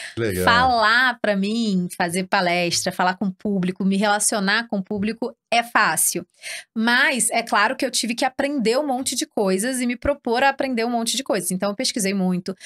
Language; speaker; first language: Portuguese; native; Portuguese